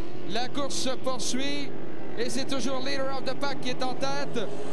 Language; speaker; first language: French; native; French